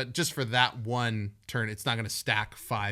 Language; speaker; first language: English; native; English